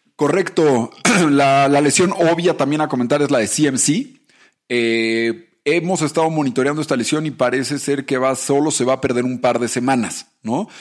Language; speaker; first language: Spanish; native; Spanish